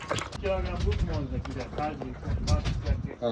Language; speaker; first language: Russian; non-native, local second language; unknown